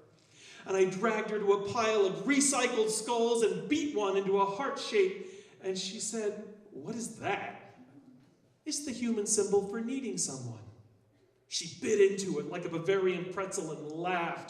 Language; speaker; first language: English; native; English